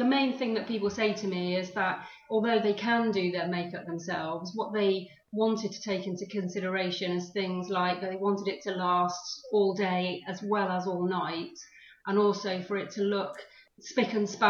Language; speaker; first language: English; native; English